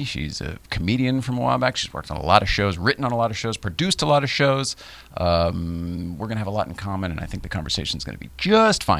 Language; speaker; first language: English; native; English